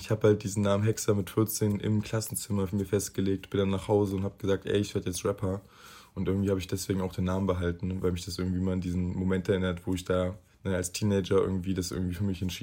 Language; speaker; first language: German; native; German